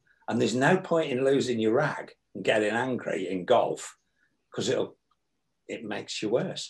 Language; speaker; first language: English; native; English